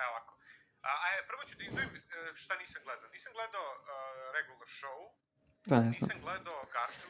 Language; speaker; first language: Bosnian; native; Bosnian